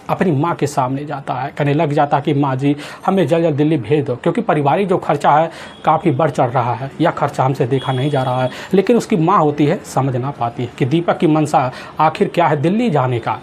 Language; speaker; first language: Hindi; native; Hindi